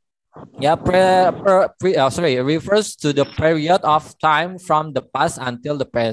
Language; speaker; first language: English; non-native, fluent; Indonesian